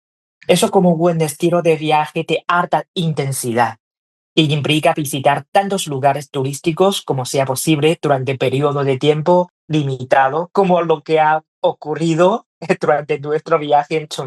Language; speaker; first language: Spanish; non-native, fluent; Chinese